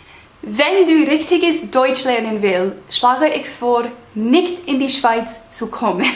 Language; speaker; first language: German; non-native, learner; English